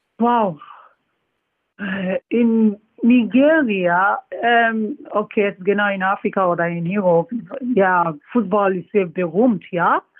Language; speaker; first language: German; non-native, learner; Yoruba